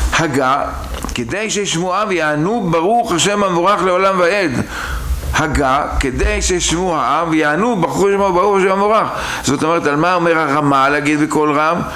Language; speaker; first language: Hebrew; native; Hebrew